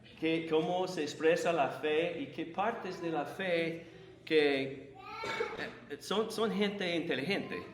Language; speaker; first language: Spanish; non-native, fluent; English